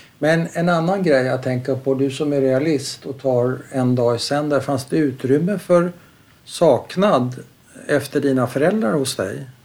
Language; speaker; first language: Swedish; native; Swedish